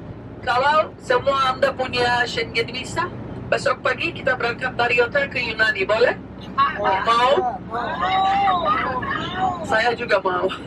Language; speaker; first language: Indonesian; non-native, fluent; Turkish